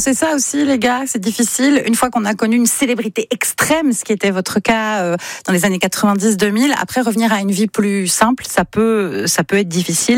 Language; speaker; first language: French; native; French